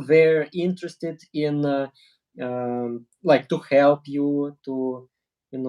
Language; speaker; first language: English; non-native, learner; Russian